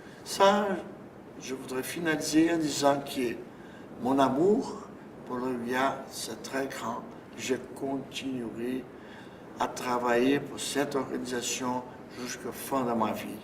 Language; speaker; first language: French; non-native, fluent; Portuguese